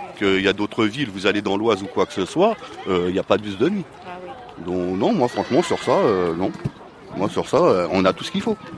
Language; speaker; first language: French; native; French